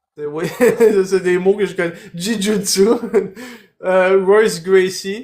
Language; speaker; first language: French; native; French